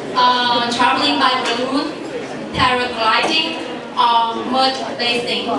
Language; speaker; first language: English; non-native, learner; Vietnamese